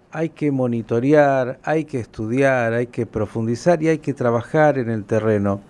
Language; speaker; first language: Spanish; native; Spanish